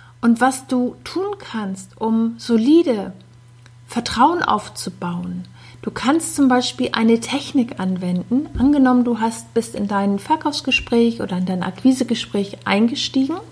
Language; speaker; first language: German; native; German